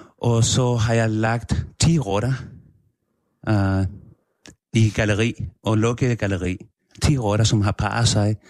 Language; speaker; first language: Danish; non-native, fluent; Spanish